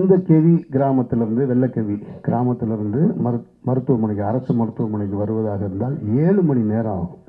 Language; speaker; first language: Tamil; native; Tamil